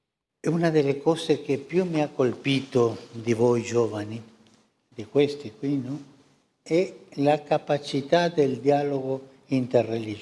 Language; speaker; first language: Italian; non-native, fluent; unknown